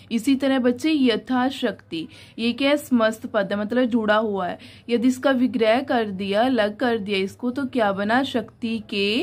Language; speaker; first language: Hindi; non-native, local second language; Punjabi